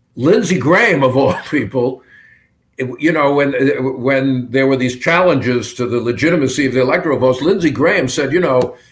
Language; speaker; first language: English; native; English